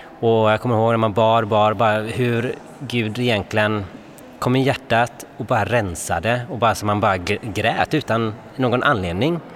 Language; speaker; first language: Swedish; early bilingual, other home language; Bangla